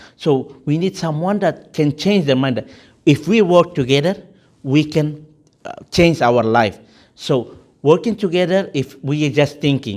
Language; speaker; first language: English; non-native, fluent; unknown